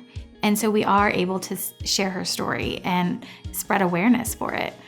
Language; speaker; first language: English; native; English